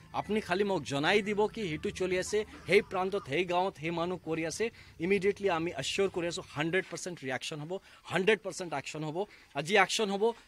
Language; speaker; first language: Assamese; non-native, fluent; Hindi